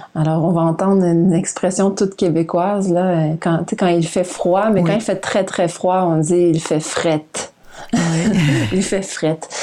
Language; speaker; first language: French; native; French